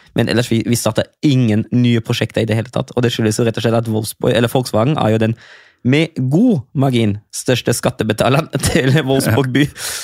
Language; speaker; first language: Norwegian; non-native, fluent; German